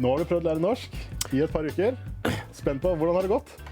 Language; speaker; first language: Norwegian; native; Norwegian